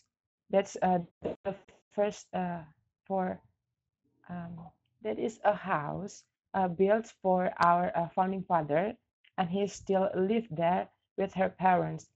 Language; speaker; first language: English; non-native, learner; Indonesian